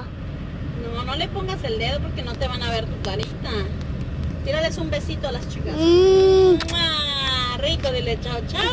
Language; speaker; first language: Spanish; native; Spanish